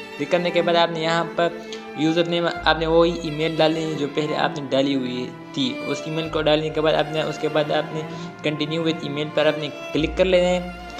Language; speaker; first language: Urdu; non-native, local second language; Punjabi